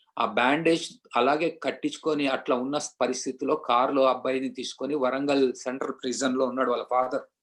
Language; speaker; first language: Telugu; non-native, local second language; Hindi